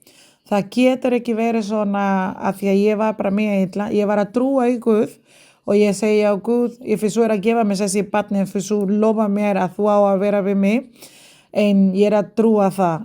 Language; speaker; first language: Icelandic; non-native, learner; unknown